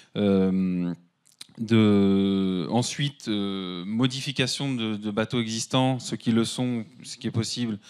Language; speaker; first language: French; native; French